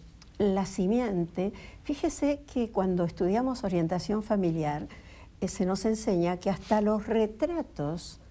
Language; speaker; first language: Spanish; native; Spanish